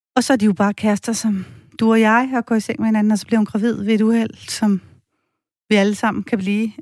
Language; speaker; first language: Danish; native; Danish